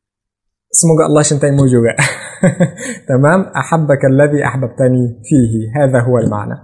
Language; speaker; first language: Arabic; non-native, fluent; Indonesian